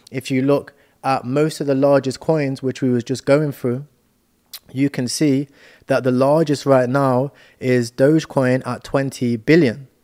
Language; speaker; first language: English; native; English